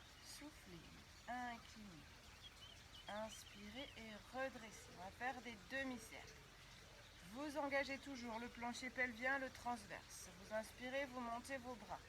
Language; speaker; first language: French; native; French